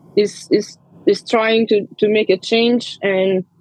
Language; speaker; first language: English; non-native, fluent; Romanian